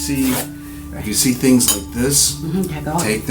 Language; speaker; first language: English; native; English